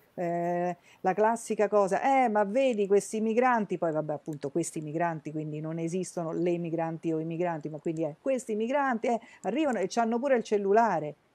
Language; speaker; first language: Italian; native; Italian